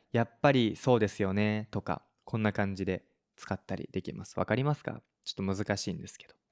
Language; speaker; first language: Japanese; native; Japanese